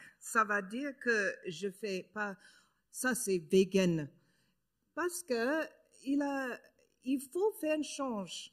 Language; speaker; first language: French; non-native, learner; English